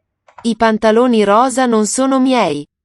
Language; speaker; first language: Italian; non-native, learner; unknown